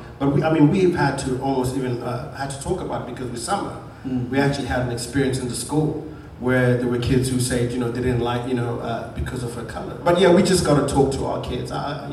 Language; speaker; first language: English; non-native, local second language; Shona